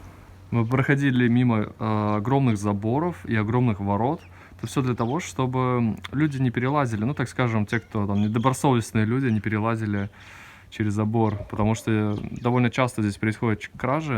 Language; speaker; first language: Russian; native; Russian